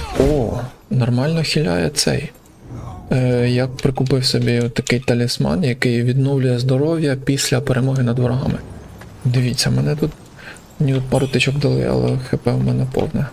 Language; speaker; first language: Ukrainian; native; Ukrainian